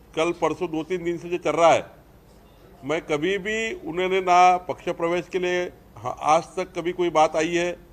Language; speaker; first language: Hindi; non-native, local second language; Marathi